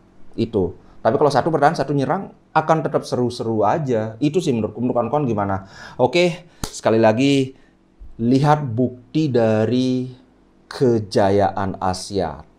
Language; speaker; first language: Indonesian; native; Indonesian